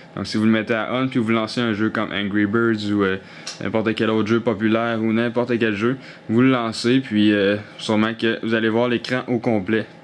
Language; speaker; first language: French; native; French